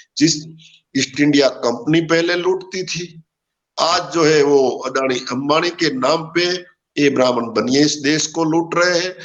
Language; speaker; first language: Hindi; non-native, local second language; Gujarati